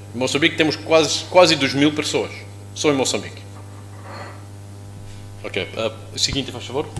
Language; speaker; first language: Portuguese; non-native, learner; English